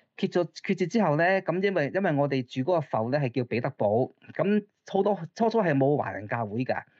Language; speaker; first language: Cantonese; early bilingual, other home language; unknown